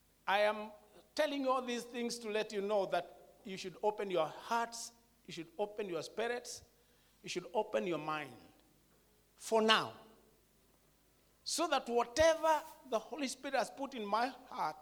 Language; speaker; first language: English; non-native, local second language; Kikuyu